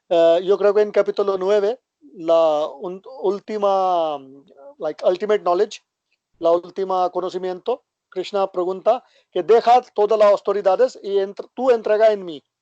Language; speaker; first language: Spanish; non-native, learner; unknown